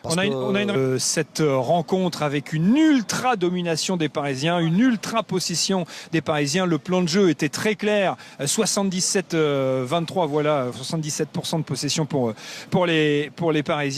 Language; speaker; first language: French; native; French